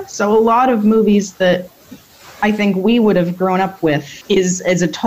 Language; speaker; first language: English; native; English